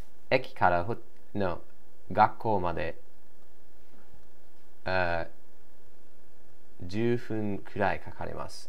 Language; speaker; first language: Japanese; non-native, learner; English